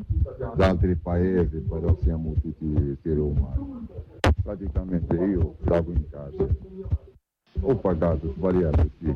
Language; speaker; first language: Italian; non-native, learner; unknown